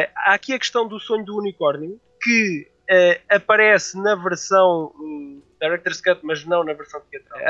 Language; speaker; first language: Portuguese; native; Portuguese